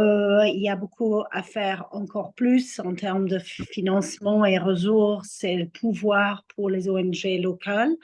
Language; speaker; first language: French; non-native, fluent; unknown